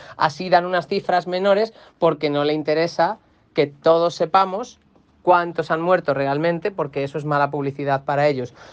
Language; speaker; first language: Spanish; native; Spanish